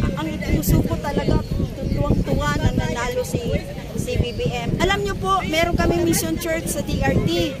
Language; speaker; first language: Filipino; non-native, local second language; Cebuano